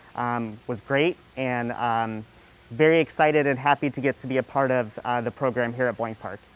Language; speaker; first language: English; native; English